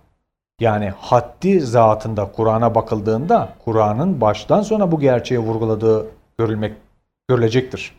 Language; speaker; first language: Turkish; native; Turkish